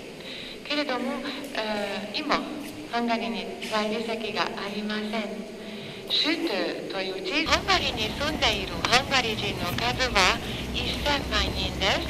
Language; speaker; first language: Japanese; non-native, fluent; Hungarian